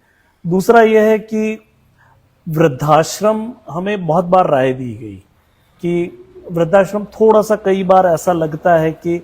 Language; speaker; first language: Hindi; native; Hindi